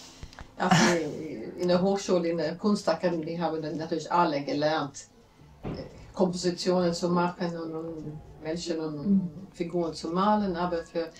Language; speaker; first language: German; non-native, fluent; Latvian